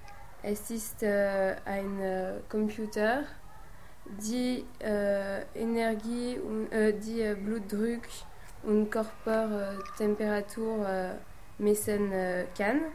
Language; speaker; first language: German; non-native, learner; French